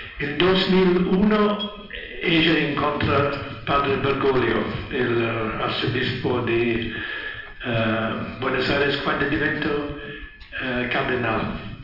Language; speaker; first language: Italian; non-native, learner; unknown